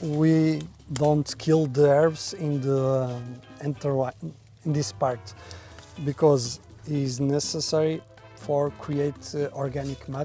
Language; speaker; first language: English; non-native, learner; Portuguese